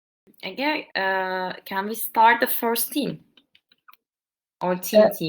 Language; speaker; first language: English; non-native, learner; Turkish